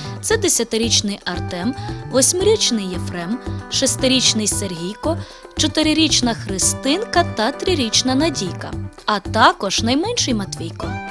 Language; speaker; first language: Ukrainian; native; Ukrainian